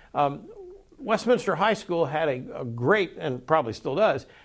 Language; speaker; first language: English; native; English